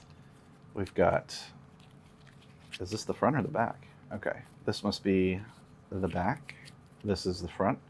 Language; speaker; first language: English; native; English